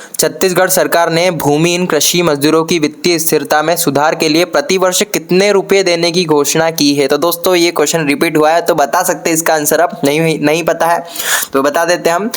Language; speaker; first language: Hindi; native; Hindi